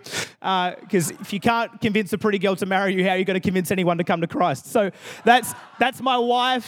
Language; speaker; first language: English; native; English